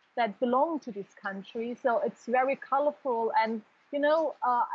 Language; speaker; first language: English; non-native, fluent; German